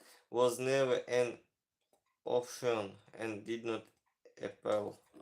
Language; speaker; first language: English; non-native, learner; Ukrainian